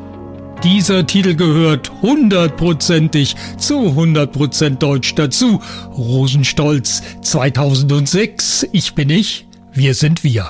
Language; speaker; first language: German; native; German